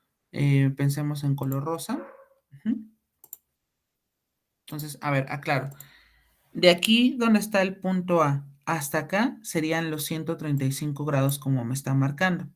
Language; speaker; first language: Spanish; native; Spanish